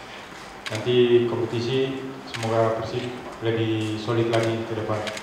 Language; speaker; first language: Indonesian; native; Indonesian